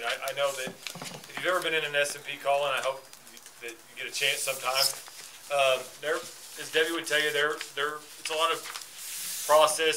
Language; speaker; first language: English; native; English